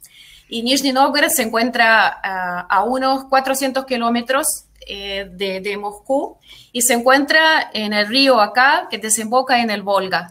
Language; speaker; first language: Spanish; non-native, fluent; Russian